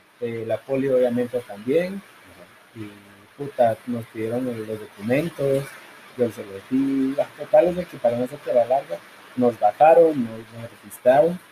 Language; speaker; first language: Spanish; native; Spanish